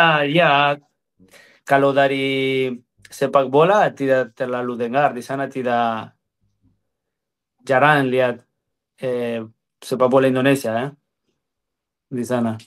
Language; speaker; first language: Indonesian; non-native, fluent; Spanish